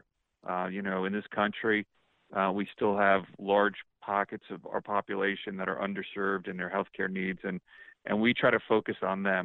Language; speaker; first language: English; native; English